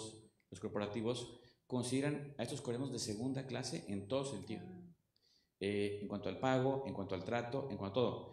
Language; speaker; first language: Spanish; native; Spanish